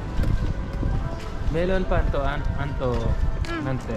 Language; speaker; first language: Japanese; non-native, learner; Filipino